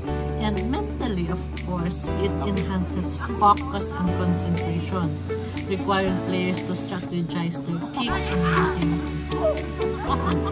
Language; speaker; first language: English; non-native, local second language; Cebuano